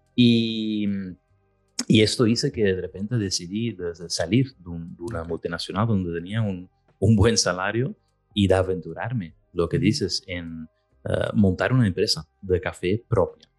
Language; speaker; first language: Spanish; non-native, fluent; Dutch